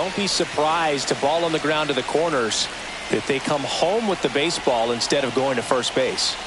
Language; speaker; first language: English; native; English